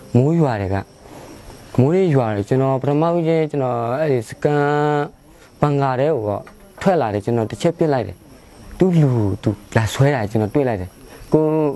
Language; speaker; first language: Burmese; non-native, local second language; S'gaw Karen